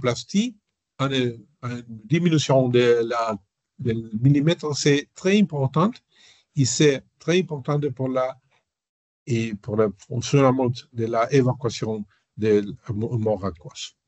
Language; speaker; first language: French; non-native, learner; Spanish